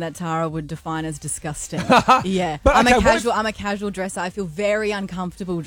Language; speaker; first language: English; native; English